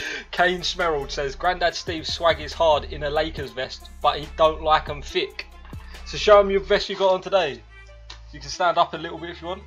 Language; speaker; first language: English; early bilingual, other home language; Italian